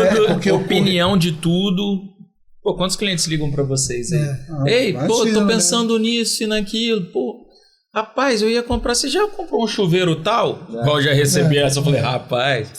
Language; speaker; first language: Portuguese; native; Portuguese